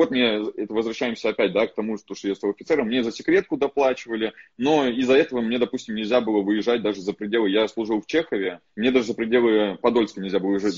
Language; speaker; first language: Russian; native; Russian